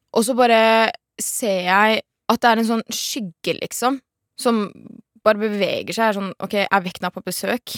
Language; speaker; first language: Norwegian; native; Norwegian